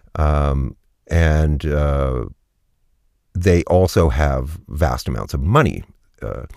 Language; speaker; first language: English; native; English